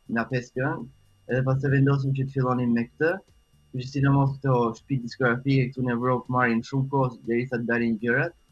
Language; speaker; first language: Albanian; early bilingual, heritage; French